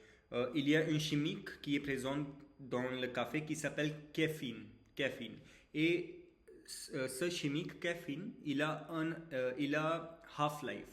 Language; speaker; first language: French; non-native, learner; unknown